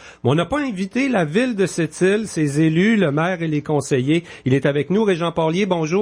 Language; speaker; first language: French; native; French